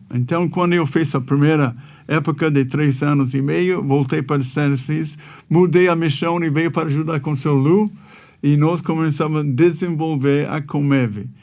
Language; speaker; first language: Portuguese; non-native, fluent; English